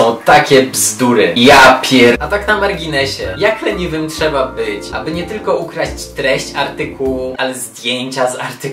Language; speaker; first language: Polish; native; Polish